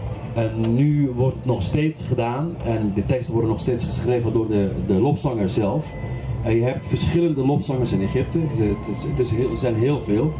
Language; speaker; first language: Dutch; non-native, fluent; Arabic